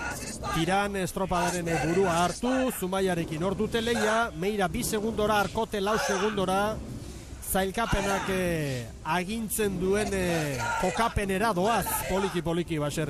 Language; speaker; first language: Basque; native; Basque